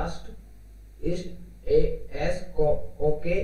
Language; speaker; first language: German; non-native, learner; Hindi